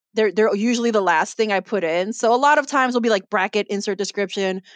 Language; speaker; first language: English; native; English